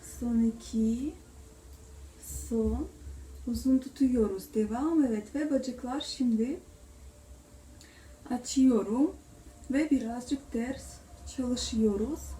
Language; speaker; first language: Turkish; non-native, learner; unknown